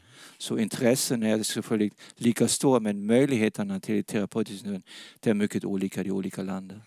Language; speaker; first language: Swedish; non-native, fluent; Danish